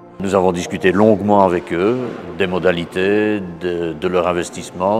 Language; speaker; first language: French; native; French